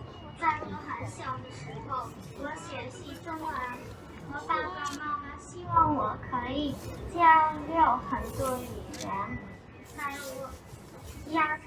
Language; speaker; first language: Chinese; non-native, learner; English